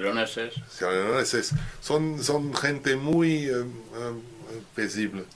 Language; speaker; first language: Spanish; non-native, learner; French